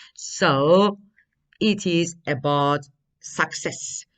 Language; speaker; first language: English; non-native, fluent; Turkish